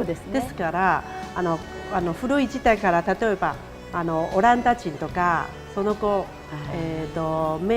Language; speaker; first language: Japanese; non-native, fluent; Chinese